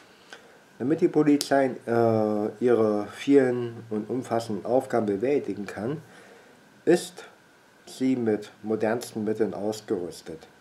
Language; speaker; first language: German; native; German